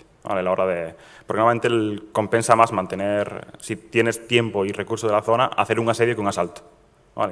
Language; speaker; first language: Spanish; native; Spanish